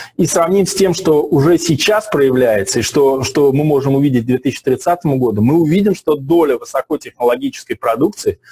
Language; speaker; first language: Russian; native; Russian